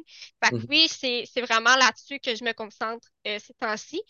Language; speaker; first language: French; native; French